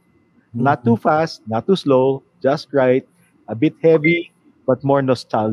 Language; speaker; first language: English; non-native, local second language; Filipino